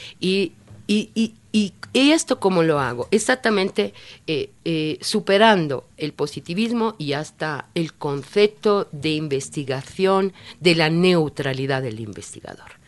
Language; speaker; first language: Spanish; non-native, fluent; Italian